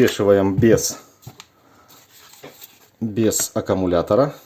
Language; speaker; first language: Russian; native; Russian